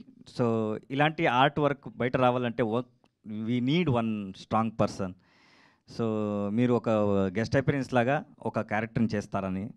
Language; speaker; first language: Telugu; non-native, learner; Kannada